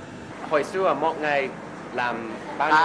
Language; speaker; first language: Vietnamese; non-native, learner; English